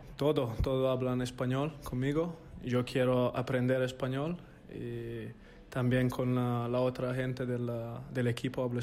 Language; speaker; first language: Spanish; non-native, fluent; Italian